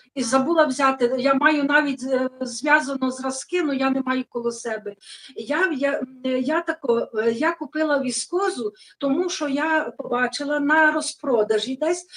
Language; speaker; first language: Ukrainian; native; Ukrainian